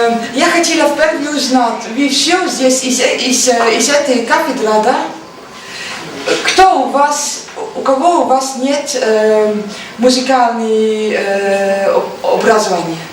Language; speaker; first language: Russian; non-native, learner; Dutch